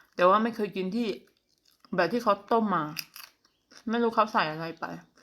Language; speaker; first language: Thai; non-native, local second language; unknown